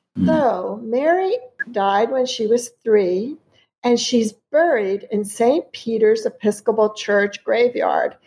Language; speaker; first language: English; early bilingual, other home language; German